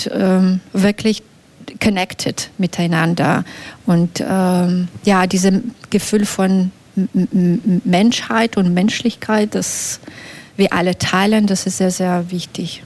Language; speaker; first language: German; non-native, fluent; Belarusian